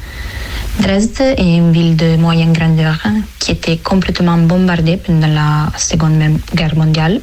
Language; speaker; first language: French; non-native, fluent; Italian